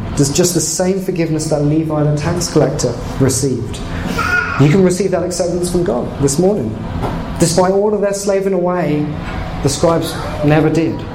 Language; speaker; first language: English; native; English